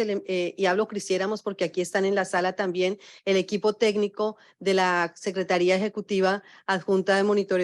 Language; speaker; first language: Spanish; native; Spanish